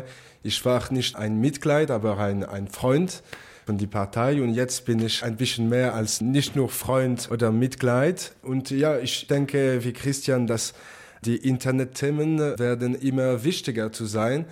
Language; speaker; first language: German; non-native, local second language; French